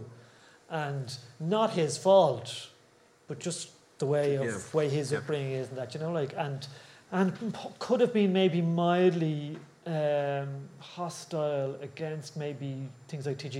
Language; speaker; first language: English; native; English